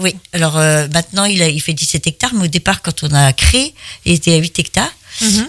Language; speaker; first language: French; native; French